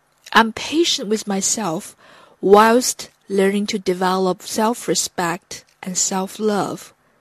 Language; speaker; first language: English; non-native, fluent; Chinese